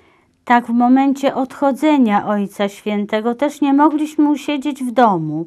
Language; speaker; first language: Polish; native; Polish